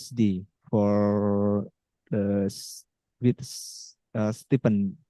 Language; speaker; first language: English; non-native, fluent; Indonesian